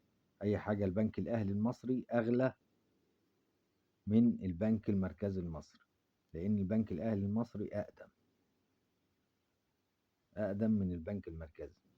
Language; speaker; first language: Arabic; native; Arabic